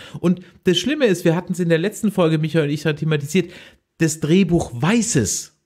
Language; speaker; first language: German; native; German